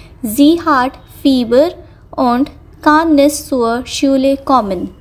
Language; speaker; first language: German; non-native, fluent; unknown